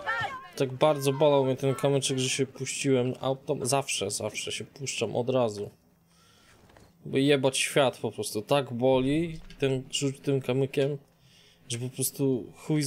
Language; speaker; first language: Polish; native; Polish